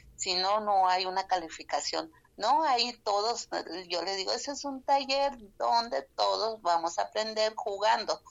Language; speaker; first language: Spanish; non-native, local second language; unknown